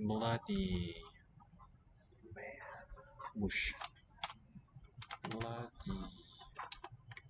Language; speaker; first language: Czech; non-native, learner; English